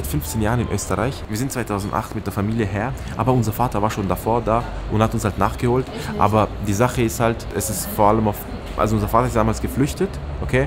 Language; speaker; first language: German; early bilingual, other home language; Persian